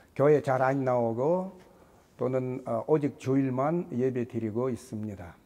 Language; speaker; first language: Korean; non-native, learner; Russian